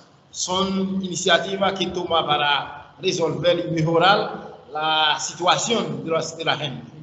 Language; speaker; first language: Spanish; non-native, learner; Haitian Creole